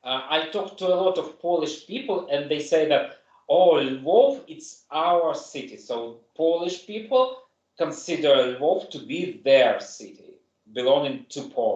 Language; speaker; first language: English; non-native, fluent; German